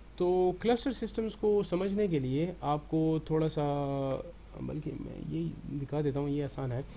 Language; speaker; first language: Urdu; non-native, local second language; Pashto